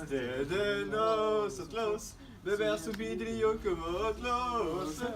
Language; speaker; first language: Spanish; non-native, learner; French